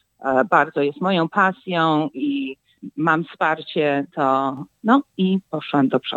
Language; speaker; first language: Polish; early bilingual, heritage; Polish